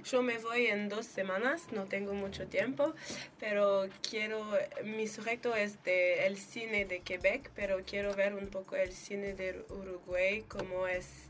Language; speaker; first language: Spanish; non-native, learner; French